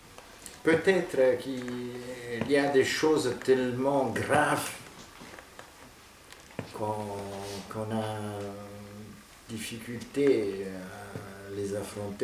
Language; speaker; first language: French; non-native, fluent; Italian